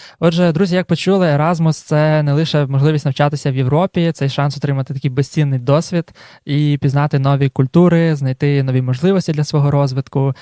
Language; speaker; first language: Ukrainian; native; Ukrainian